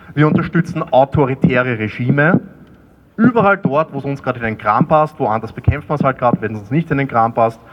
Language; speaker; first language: German; native; German